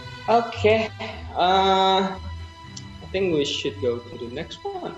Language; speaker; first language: English; non-native, fluent; Indonesian